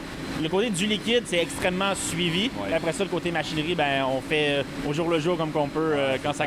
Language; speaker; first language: French; native; French